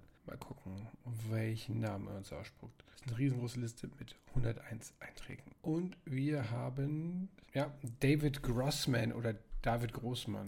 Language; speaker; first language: German; native; German